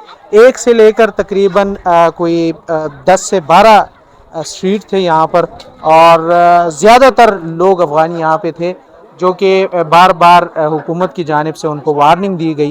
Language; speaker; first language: Urdu; native; Urdu